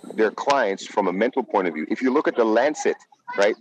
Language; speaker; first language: English; non-native, fluent; Dutch